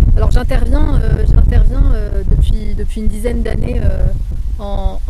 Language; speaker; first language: French; native; French